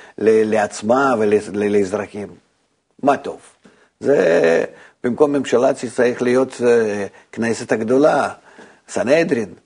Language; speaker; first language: Hebrew; native; Hebrew